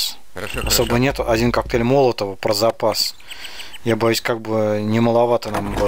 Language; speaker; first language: Russian; native; Russian